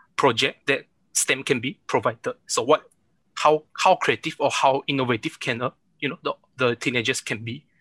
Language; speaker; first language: English; non-native, local second language; Chinese